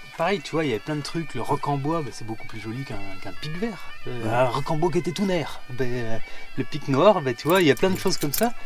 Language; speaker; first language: French; native; French